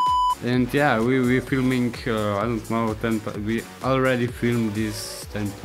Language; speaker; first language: English; non-native, learner; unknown